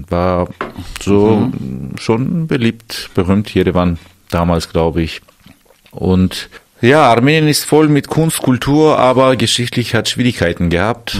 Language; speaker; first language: German; non-native, fluent; Armenian